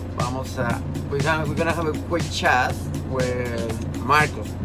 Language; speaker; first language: English; non-native, fluent; Spanish